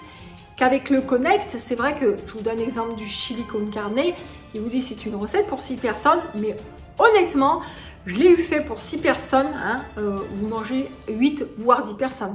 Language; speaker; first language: French; native; French